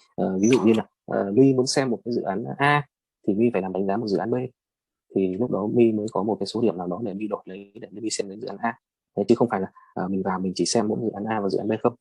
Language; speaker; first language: Vietnamese; native; Vietnamese